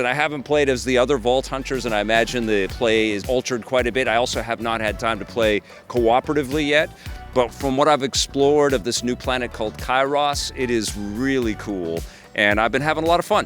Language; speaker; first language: English; native; English